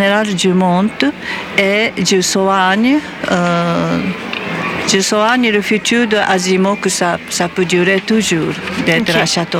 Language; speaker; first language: French; non-native, fluent; Japanese